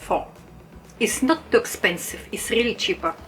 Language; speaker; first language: English; non-native, learner; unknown